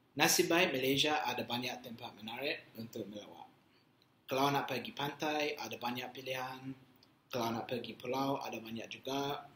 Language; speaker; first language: Malay; non-native, learner; English